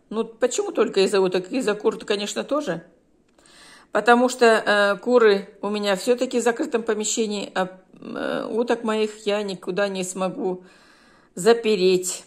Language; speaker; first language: Russian; native; Russian